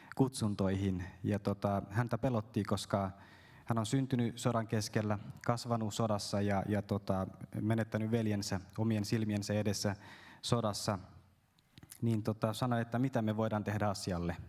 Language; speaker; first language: Finnish; early bilingual, other home language; Persian